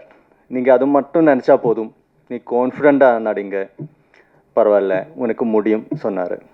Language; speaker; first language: Tamil; non-native, fluent; Malayalam